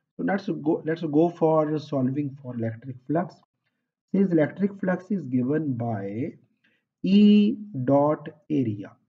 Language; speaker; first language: English; non-native, local second language; Punjabi